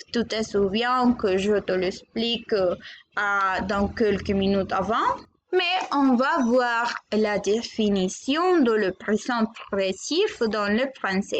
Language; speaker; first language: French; non-native, learner; Spanish